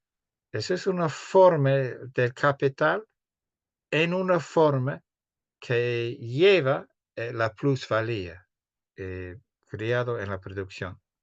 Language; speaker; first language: Spanish; non-native, fluent; English